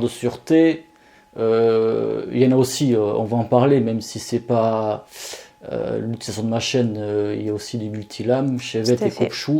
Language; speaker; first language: French; native; French